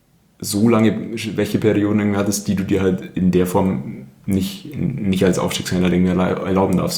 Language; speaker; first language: German; native; German